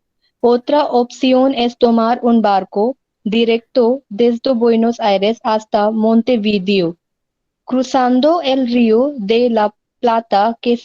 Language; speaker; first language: Spanish; non-native, learner; Hindi